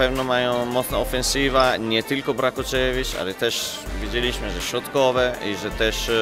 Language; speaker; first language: Polish; non-native, fluent; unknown